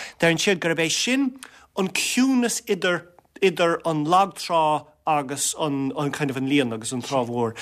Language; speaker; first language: Irish; non-native, local second language; English